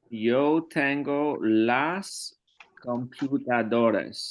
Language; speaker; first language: Spanish; non-native, learner; English